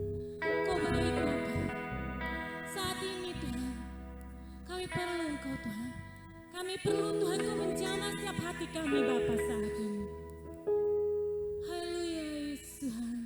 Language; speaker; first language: Indonesian; native; Indonesian